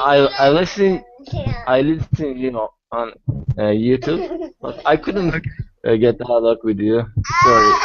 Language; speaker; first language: English; non-native, learner; Turkish